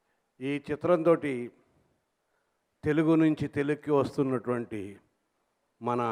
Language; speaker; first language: Telugu; native; Telugu